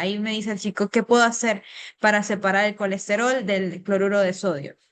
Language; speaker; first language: Spanish; native; Spanish